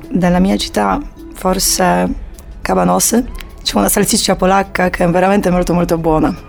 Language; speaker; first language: Italian; non-native, fluent; Polish